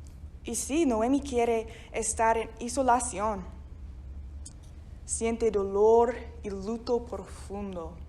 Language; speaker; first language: Spanish; non-native, fluent; English